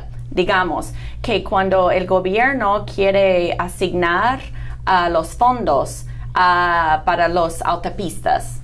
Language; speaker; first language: Spanish; non-native, fluent; English